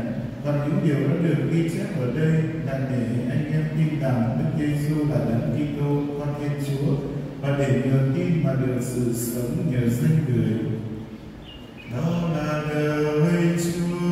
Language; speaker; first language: Vietnamese; native; Vietnamese